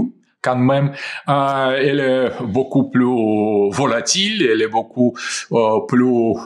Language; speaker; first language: French; non-native, fluent; Russian